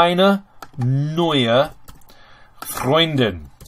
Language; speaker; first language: German; non-native, fluent; English